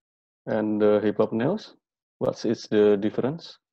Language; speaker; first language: English; non-native, learner; Indonesian